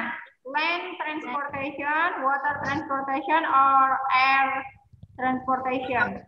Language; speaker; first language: English; non-native, learner; Indonesian